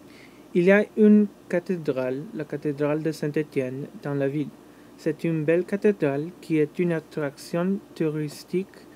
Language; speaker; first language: French; non-native, learner; English